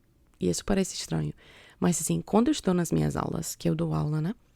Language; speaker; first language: Portuguese; non-native, fluent; English